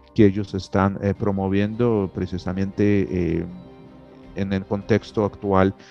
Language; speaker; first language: Spanish; non-native, fluent; Russian